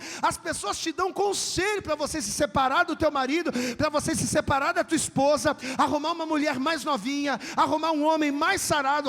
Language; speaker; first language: Portuguese; native; Portuguese